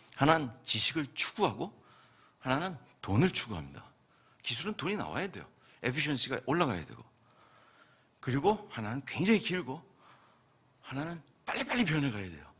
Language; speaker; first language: Korean; native; Korean